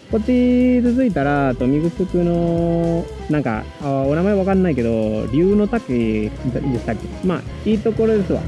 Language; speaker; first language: Japanese; non-native, fluent; Spanish